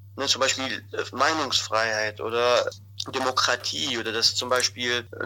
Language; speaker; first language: German; non-native, fluent; Arabic